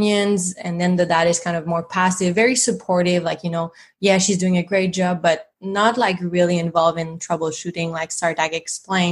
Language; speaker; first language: English; non-native, fluent; French